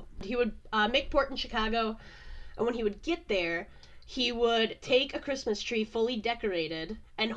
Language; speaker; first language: English; native; English